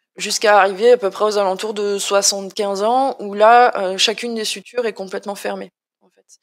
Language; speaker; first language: French; native; French